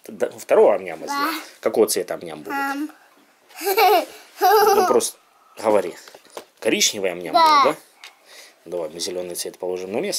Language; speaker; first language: Russian; native; Russian